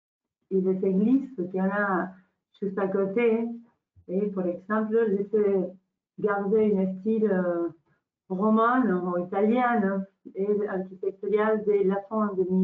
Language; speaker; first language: French; non-native, learner; Spanish